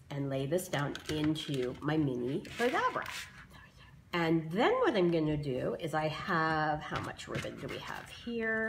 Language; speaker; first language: English; native; English